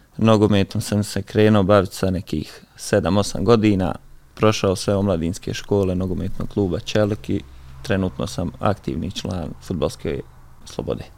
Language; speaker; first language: Bosnian; native; Bosnian